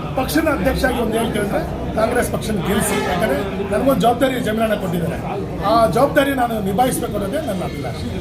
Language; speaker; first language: Kannada; non-native, local second language; Tamil